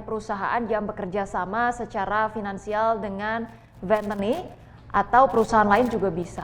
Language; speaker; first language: Indonesian; native; Indonesian